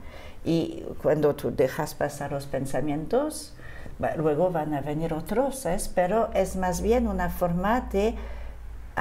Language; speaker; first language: Spanish; non-native, fluent; French